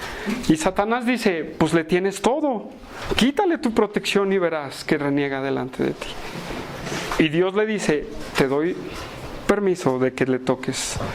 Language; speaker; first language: Spanish; native; Spanish